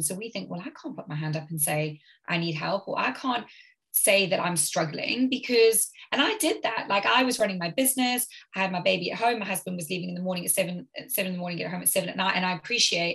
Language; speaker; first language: English; native; English